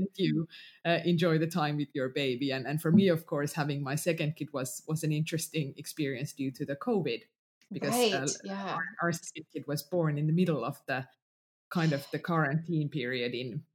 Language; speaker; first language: English; non-native, fluent; Finnish